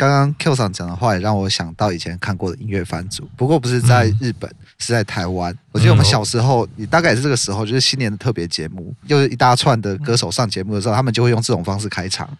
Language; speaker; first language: Chinese; native; Chinese